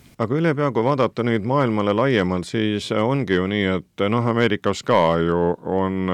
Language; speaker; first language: Estonian; native; Estonian